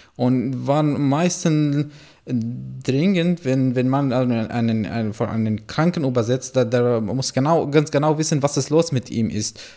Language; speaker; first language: German; non-native, fluent; Arabic